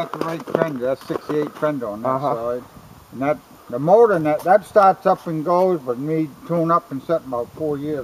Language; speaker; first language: English; native; English